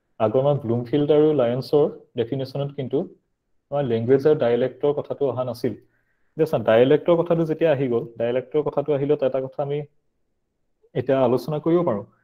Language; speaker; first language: Assamese; native; Assamese